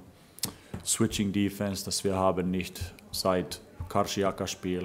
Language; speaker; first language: German; non-native, fluent; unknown